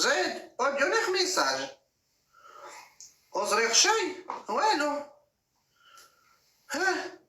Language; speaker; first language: Arabic; native; Arabic